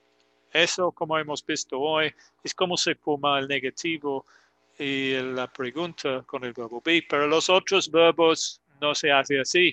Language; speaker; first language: Spanish; non-native, fluent; English